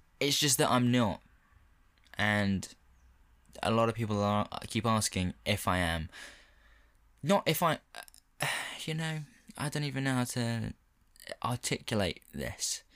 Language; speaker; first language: English; native; English